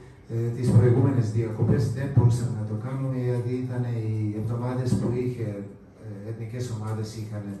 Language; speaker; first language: Greek; non-native, fluent; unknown